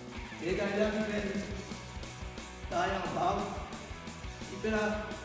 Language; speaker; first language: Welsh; non-native, local second language; English